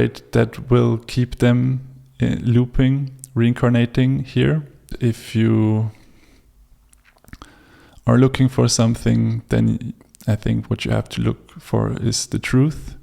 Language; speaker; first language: English; non-native, fluent; German